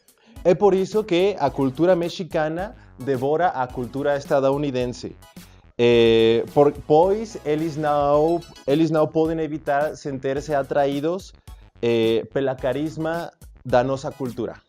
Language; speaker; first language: Portuguese; non-native, learner; Spanish